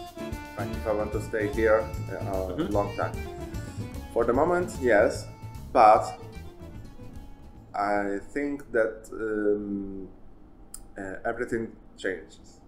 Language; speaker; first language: English; non-native, learner; Italian